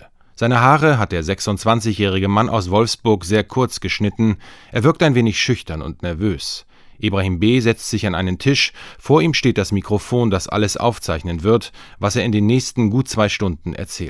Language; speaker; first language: German; native; German